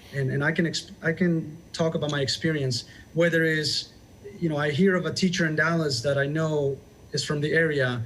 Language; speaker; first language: English; early bilingual, other home language; Spanish